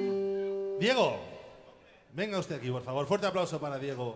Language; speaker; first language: Spanish; native; Spanish